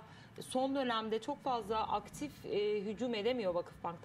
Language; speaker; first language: Turkish; native; Turkish